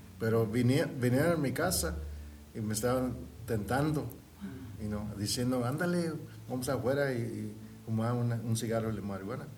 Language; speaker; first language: Spanish; early bilingual, heritage; Spanish